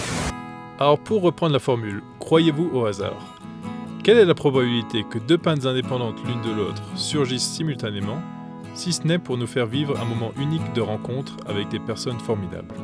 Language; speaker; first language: French; native; French